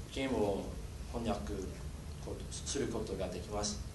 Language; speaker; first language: Japanese; non-native, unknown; Thai